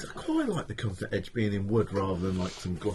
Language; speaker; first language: English; native; English